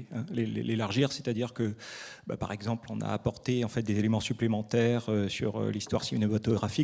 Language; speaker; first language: French; native; French